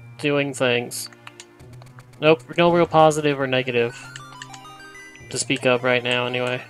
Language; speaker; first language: English; native; English